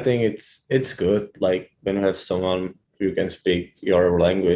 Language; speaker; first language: English; non-native, fluent; Czech